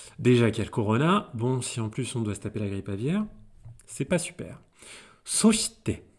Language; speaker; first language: French; native; French